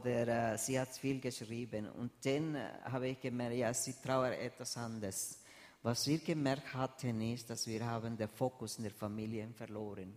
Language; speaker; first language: German; non-native, fluent; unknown